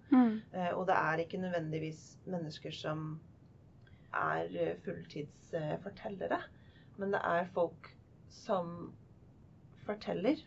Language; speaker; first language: Norwegian; non-native, fluent; English